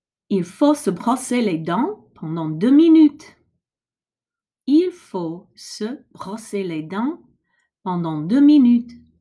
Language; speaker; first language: French; non-native, fluent; English